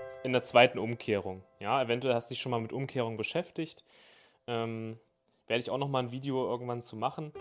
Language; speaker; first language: German; native; German